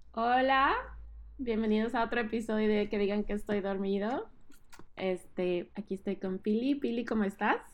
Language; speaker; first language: Spanish; native; Spanish